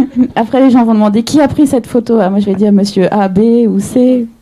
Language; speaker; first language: French; native; French